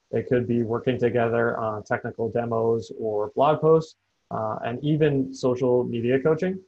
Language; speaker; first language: English; native; English